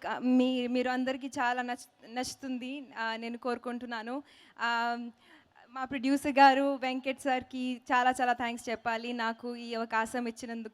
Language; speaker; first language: Telugu; non-native, learner; Hindi